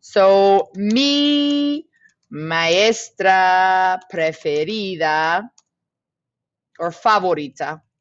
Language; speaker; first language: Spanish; non-native, fluent; English